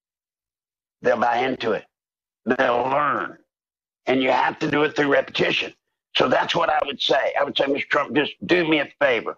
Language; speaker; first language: English; native; English